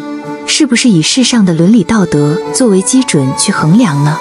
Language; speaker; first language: Chinese; native; Chinese